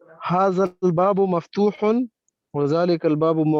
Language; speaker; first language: Arabic; non-native, learner; Urdu